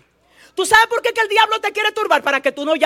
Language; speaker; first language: Spanish; native; Spanish